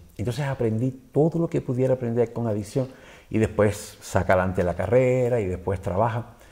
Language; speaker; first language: Spanish; native; Spanish